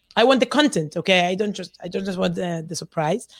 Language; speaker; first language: English; non-native, fluent; Hebrew